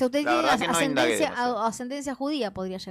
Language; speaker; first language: Spanish; native; Spanish